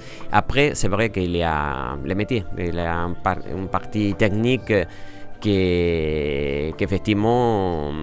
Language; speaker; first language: French; non-native, fluent; Spanish